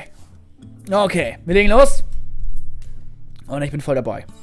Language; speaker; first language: German; native; German